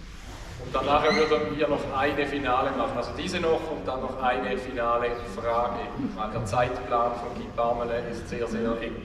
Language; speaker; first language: German; native; German